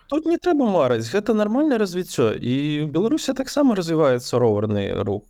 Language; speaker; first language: Belarusian; non-native, local second language; Russian